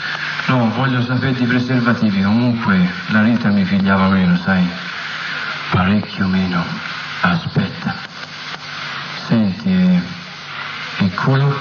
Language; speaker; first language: Italian; native; Italian